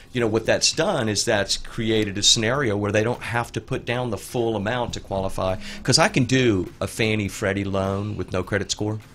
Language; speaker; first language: English; native; English